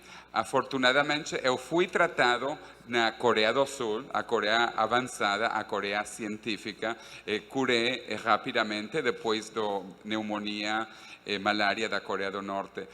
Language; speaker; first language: Portuguese; non-native, fluent; Spanish